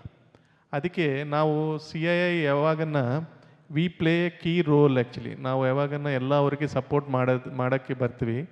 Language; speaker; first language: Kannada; non-native, local second language; Telugu